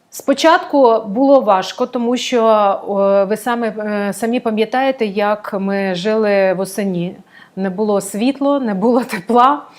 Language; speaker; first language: Ukrainian; non-native, local second language; Russian